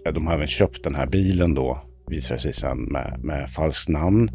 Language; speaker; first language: Swedish; native; Swedish